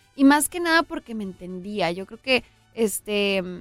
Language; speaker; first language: Spanish; native; Spanish